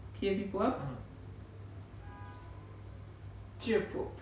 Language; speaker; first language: French; non-native, learner; Haitian Creole